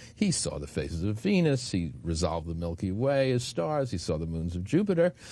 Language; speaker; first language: English; native; English